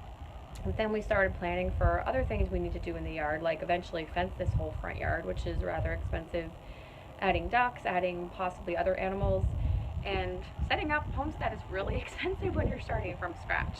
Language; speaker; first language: English; native; English